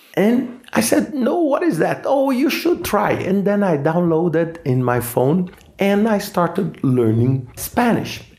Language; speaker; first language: English; non-native, fluent; Portuguese